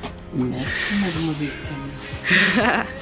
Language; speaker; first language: French; non-native, fluent; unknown